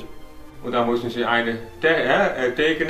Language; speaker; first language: German; non-native, learner; Dutch